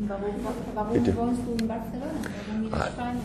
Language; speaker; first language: German; non-native, learner; Spanish